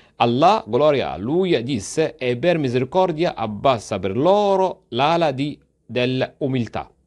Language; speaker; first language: Italian; non-native, fluent; Arabic